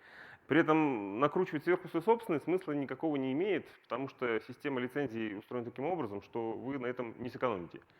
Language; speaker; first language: Russian; native; Russian